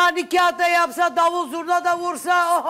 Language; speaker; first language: Turkish; native; Turkish